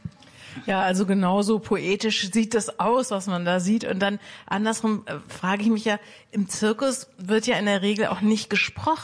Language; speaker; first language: German; native; German